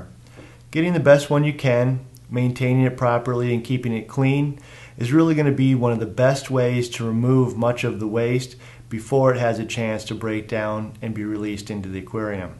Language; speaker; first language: English; native; English